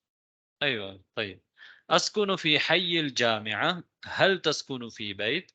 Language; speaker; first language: Arabic; non-native, fluent; Tamil